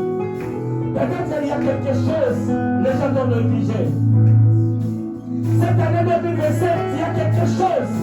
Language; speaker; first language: French; non-native, local second language; Lingala